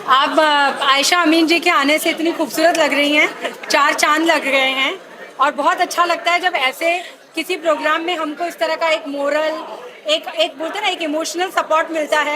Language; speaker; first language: Hindi; native; Hindi